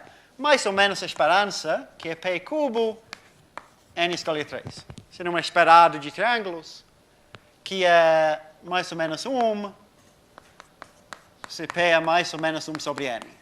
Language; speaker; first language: Portuguese; non-native, fluent; English